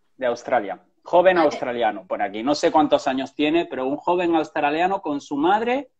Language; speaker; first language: Spanish; native; Spanish